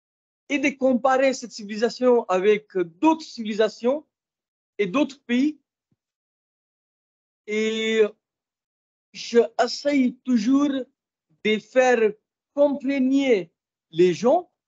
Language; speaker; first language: French; non-native, fluent; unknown